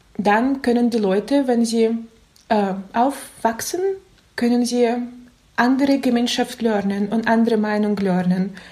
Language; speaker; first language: German; non-native, learner; Russian